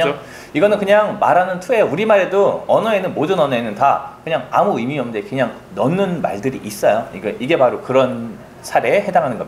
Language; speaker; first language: Korean; native; Korean